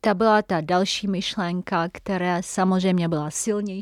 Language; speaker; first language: Czech; non-native, fluent; Tatar